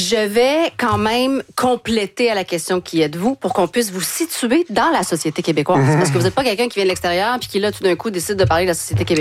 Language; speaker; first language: French; native; French